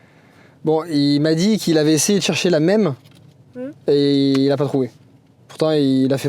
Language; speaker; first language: French; native; French